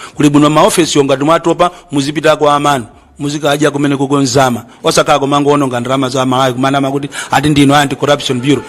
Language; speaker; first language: Nyanja; native; Nyanja